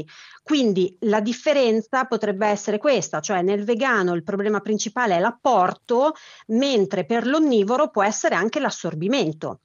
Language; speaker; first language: Italian; native; Italian